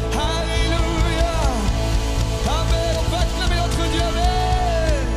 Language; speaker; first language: French; native; French